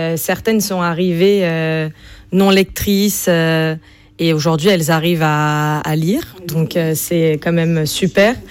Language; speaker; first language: French; native; French